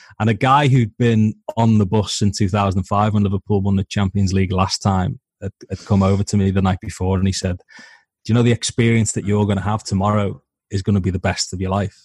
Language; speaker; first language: English; native; English